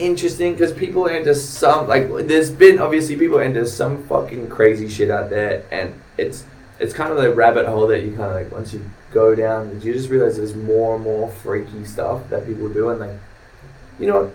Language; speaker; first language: English; native; English